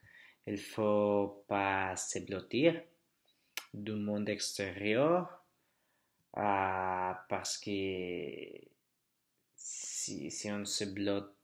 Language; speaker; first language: French; non-native, learner; Spanish